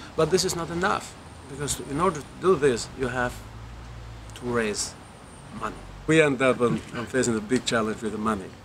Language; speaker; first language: English; non-native, fluent; Albanian